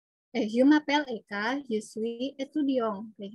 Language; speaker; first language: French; non-native, learner; Indonesian